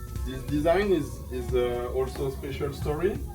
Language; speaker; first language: English; non-native, fluent; French